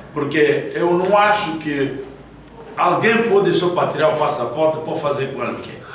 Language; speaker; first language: Portuguese; native; Portuguese